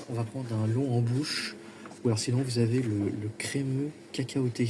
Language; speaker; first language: French; native; French